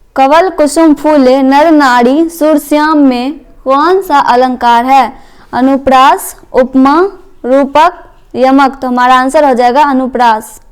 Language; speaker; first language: Hindi; native; Hindi